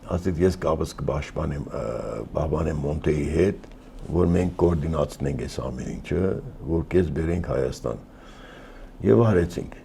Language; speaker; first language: Armenian; early bilingual, heritage; Armenian